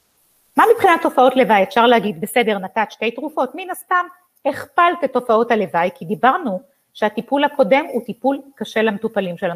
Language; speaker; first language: Hebrew; native; Hebrew